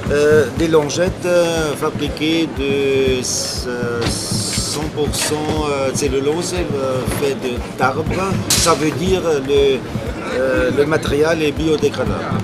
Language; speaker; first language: French; non-native, fluent; German